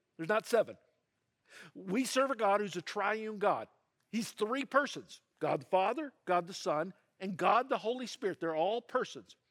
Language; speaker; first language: English; native; English